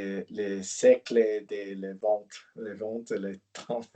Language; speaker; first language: French; non-native, learner; English